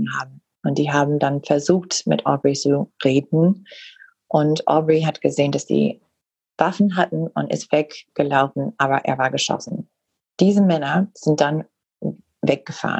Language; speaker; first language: German; non-native, fluent; English